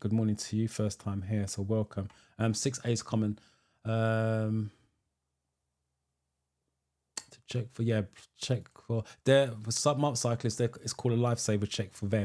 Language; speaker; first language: English; native; English